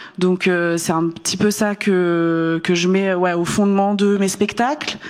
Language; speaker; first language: French; early bilingual, other home language; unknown